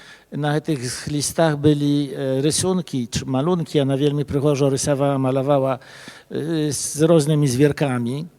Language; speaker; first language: Polish; early bilingual, other home language; Belarusian